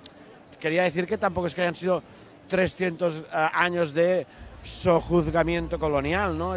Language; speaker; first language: Spanish; non-native, local second language; Catalan